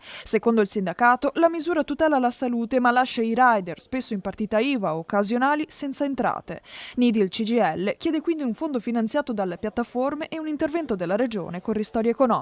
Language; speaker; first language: Italian; native; Italian